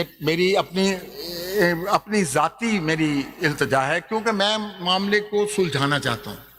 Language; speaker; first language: Urdu; non-native, local second language; Punjabi